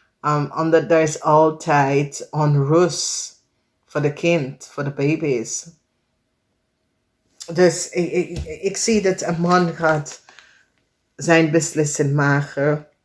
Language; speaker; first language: Dutch; non-native, learner; English